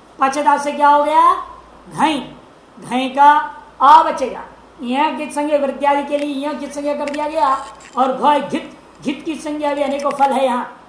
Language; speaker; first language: Hindi; non-native, local second language; Marathi